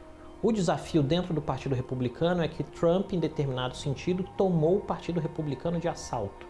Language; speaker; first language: Portuguese; native; Portuguese